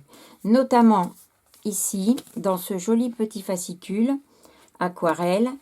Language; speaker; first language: French; native; French